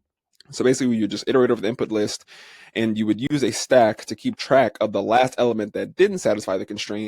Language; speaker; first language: English; native; English